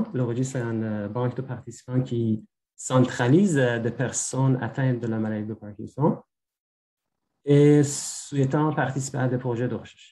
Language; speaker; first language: French; non-native, fluent; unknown